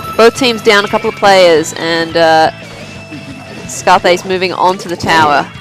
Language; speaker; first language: English; native; English